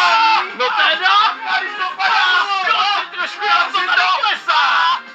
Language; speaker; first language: Czech; native; Czech